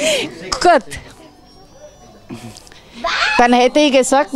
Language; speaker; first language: German; non-native, learner; Croatian